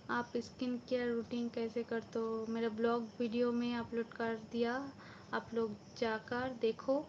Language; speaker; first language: Hindi; non-native, local second language; Bangla